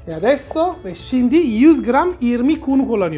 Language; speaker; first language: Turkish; non-native, learner; Italian